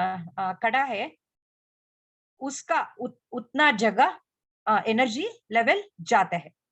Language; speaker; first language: Hindi; non-native, local second language; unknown